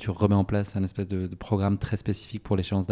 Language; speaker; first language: French; native; French